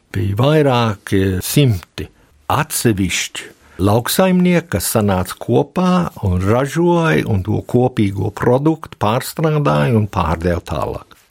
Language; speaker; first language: Latvian; early bilingual, heritage; Latvian